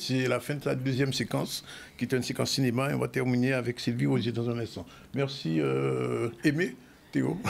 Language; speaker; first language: French; native; French